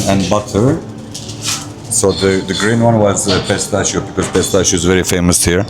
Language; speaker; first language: English; non-native, fluent; Turkish